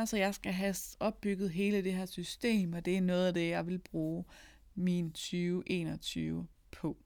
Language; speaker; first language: Danish; native; Danish